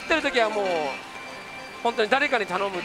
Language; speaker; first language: Japanese; native; Japanese